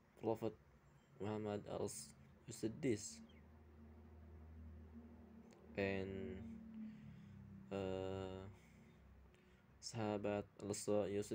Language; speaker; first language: English; non-native, learner; Indonesian